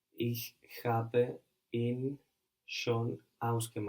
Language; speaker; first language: German; non-native, learner; English